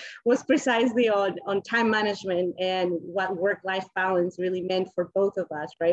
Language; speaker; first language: English; non-native, fluent; Spanish